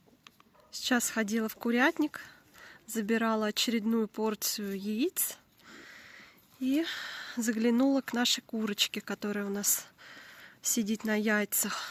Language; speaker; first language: Russian; native; Russian